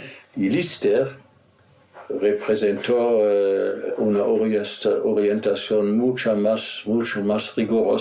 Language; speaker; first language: Spanish; non-native, fluent; German